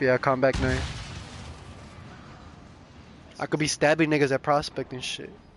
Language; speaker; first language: English; early bilingual, other home language; Spanish